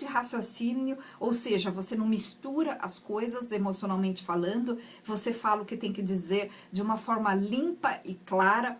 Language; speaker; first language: Portuguese; native; Portuguese